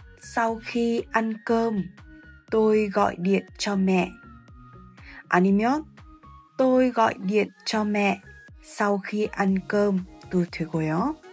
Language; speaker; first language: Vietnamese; non-native, fluent; Korean